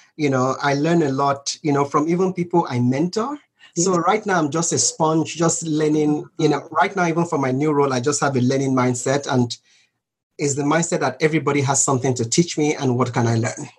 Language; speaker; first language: English; non-native, local second language; Yoruba